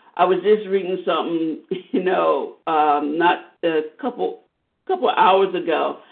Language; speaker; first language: English; native; English